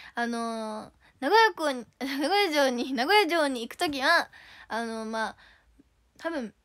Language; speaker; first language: Japanese; native; Japanese